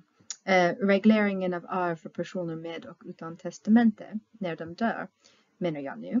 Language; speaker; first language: Swedish; non-native, fluent; English